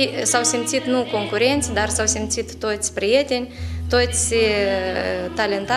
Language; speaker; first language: Romanian; native; Romanian